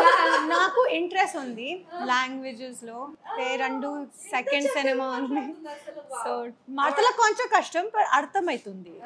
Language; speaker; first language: Telugu; non-native, learner; English